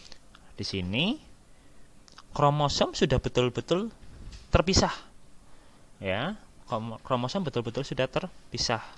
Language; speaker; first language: Indonesian; native; Indonesian